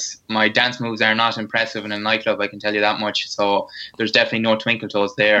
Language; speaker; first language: English; native; English